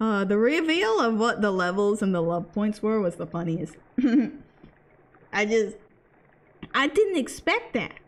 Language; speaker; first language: English; native; English